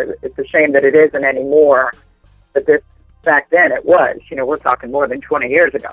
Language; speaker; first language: English; native; English